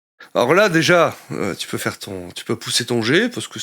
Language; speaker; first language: French; native; French